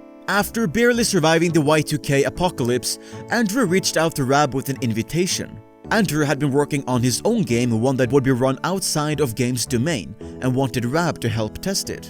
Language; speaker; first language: English; native; English